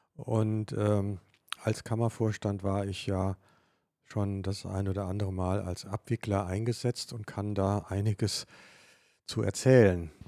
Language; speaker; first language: German; native; German